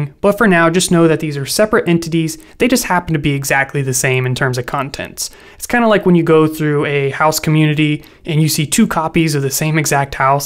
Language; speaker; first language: English; native; English